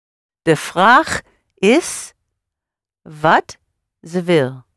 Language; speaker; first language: Dutch; non-native, learner; English